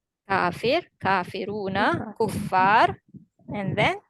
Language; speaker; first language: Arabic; non-native, fluent; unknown